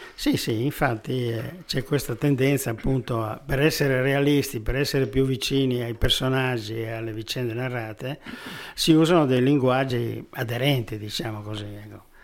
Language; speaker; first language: Italian; native; Italian